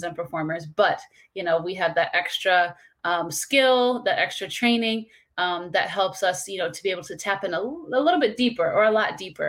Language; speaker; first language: English; native; English